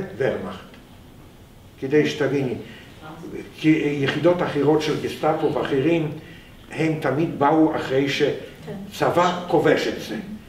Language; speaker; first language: Hebrew; non-native, fluent; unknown